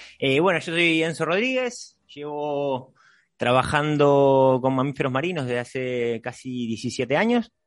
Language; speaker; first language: Spanish; native; Spanish